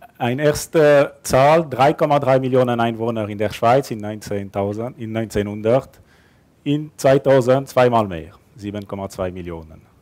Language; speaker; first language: German; non-native, local second language; French